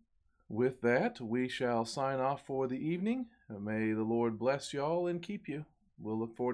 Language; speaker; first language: English; native; English